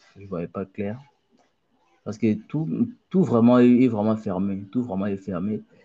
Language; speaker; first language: French; non-native, local second language; Luba-Lulua